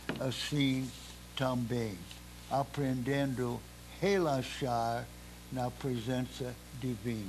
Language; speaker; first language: Portuguese; non-native, fluent; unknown